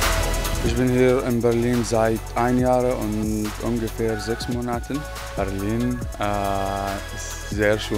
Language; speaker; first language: German; non-native, learner; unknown